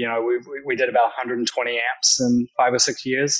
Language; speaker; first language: English; native; English